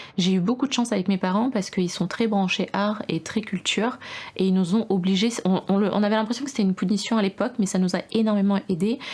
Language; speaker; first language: French; early bilingual, other home language; Russian